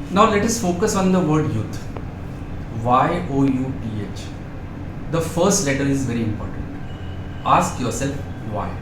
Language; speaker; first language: English; non-native, local second language; Hindi